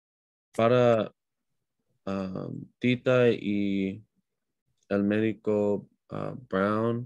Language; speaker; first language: Spanish; non-native, learner; English